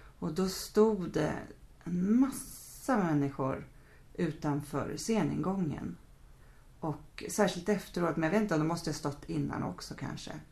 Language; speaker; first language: Swedish; native; Swedish